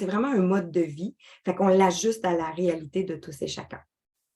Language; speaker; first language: French; native; French